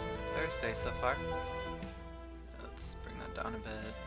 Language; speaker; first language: English; native; English